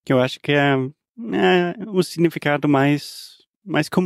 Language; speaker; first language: Portuguese; non-native, fluent; English